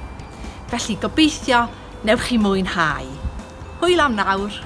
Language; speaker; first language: Welsh; non-native, local second language; English